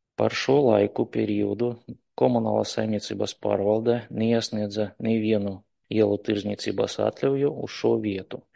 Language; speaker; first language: Latvian; non-native, local second language; Russian